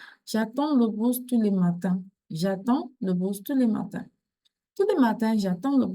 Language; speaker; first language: French; non-native, fluent; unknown